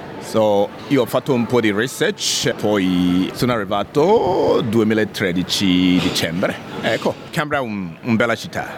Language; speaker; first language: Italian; non-native, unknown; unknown